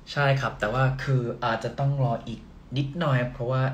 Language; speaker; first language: Thai; early bilingual, heritage; Thai